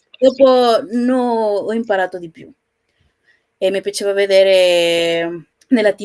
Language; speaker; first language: Italian; non-native, learner; Spanish